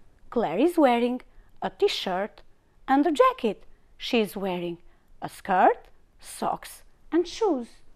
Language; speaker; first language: English; non-native, fluent; Albanian